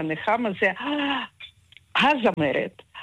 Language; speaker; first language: Hebrew; non-native, fluent; Russian